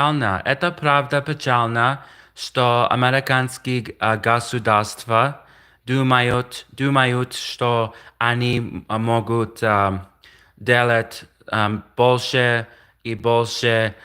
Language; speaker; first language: Russian; non-native, learner; English